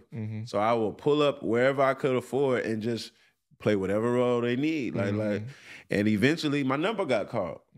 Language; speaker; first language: English; native; English